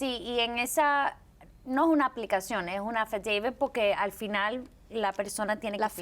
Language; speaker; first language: Spanish; early bilingual, heritage; Spanish